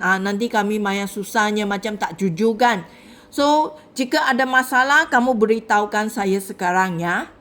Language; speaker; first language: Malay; non-native, local second language; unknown